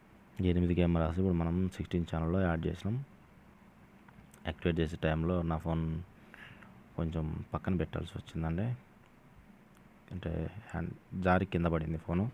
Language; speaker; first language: Telugu; native; Telugu